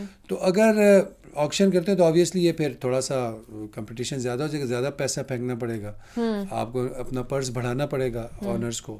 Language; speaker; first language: Urdu; native; Urdu